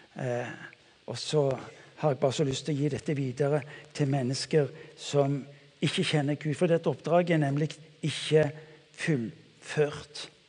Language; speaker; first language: Norwegian; native; Norwegian